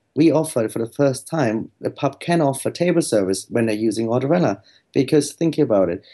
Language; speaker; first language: English; non-native, fluent; German